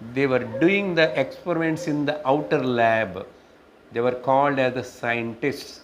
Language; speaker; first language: English; non-native, local second language; Tamil